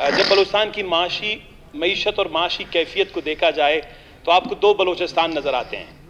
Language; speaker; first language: Urdu; non-native, local second language; Baluchi